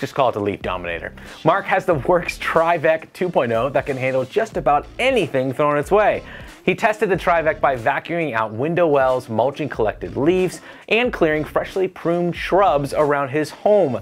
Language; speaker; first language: English; native; English